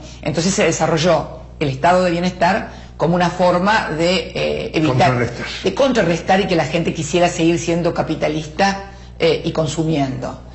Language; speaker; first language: Spanish; native; Spanish